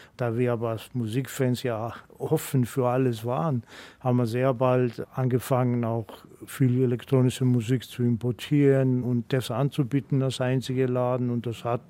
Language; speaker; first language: German; non-native, fluent; Greek